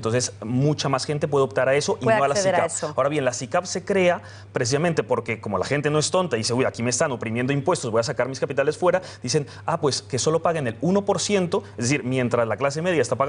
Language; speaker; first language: Spanish; native; Spanish